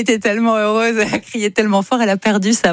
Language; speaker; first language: French; native; French